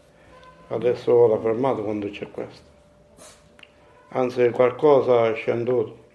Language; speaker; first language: Italian; non-native, learner; Maltese